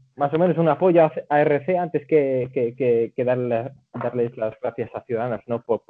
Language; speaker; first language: Spanish; early bilingual, other home language; Catalan